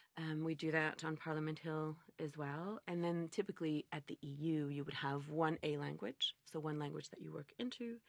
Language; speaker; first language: English; native; English